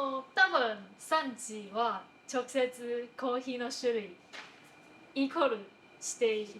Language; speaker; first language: Japanese; non-native, fluent; Chinese